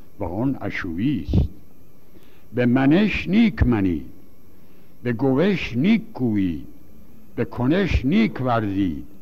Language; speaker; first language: Persian; native; Persian